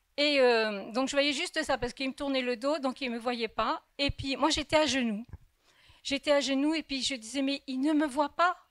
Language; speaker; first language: French; early bilingual, other home language; Kabyle